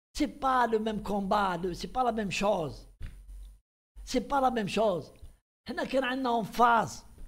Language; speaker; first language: French; non-native, local second language; Arabic